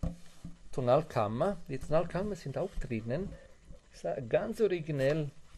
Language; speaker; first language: German; non-native, fluent; Italian